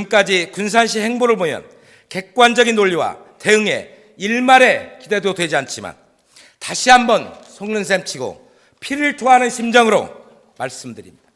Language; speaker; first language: Korean; native; Korean